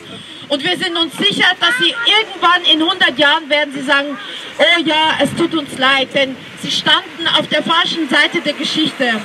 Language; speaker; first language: German; early bilingual, other home language; Tibetan